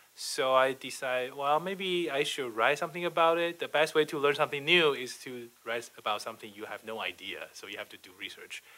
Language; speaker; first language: English; non-native, fluent; Chinese